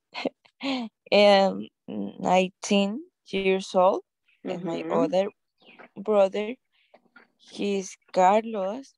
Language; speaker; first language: English; non-native, learner; Spanish